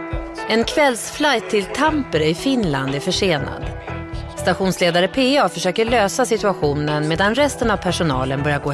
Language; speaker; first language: Swedish; native; Swedish